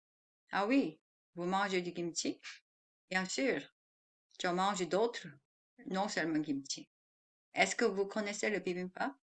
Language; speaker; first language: French; non-native, fluent; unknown